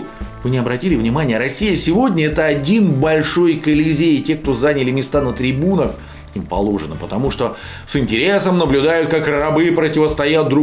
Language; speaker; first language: Russian; native; Russian